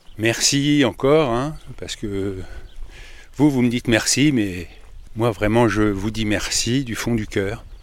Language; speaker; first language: French; native; French